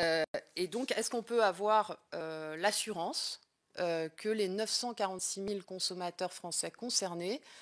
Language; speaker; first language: French; native; French